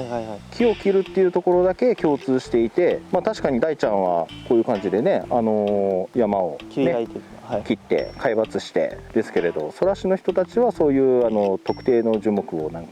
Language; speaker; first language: Japanese; native; Japanese